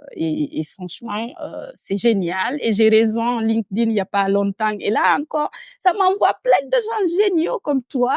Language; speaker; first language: French; non-native, local second language; Fula